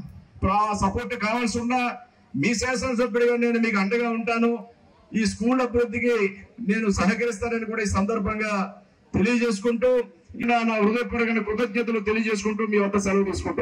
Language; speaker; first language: Telugu; native; Telugu